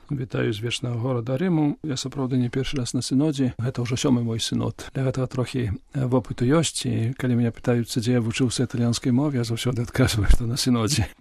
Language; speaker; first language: Belarusian; non-native, local second language; Polish